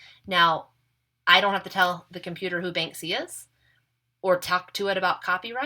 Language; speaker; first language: English; native; English